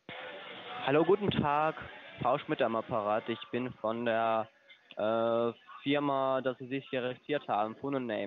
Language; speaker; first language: German; non-native, fluent; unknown